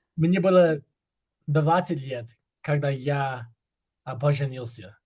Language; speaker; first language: Russian; non-native, learner; English